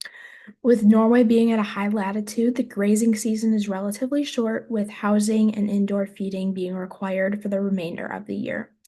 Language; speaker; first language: English; native; English